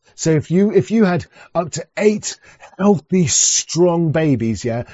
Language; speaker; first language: English; native; English